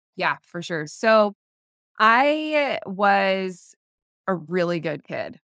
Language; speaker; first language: English; native; English